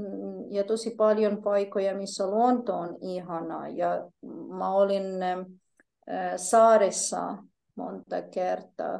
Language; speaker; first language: Finnish; non-native, fluent; Polish